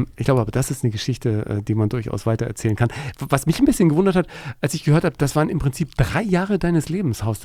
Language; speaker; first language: German; native; German